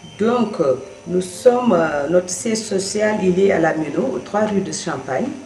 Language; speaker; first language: French; non-native, local second language; Wolof